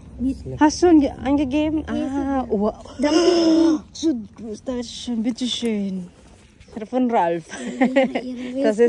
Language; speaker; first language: German; non-native, learner; Filipino